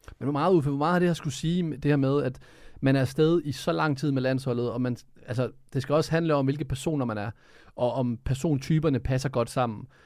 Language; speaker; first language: Danish; early bilingual, other home language; Serbian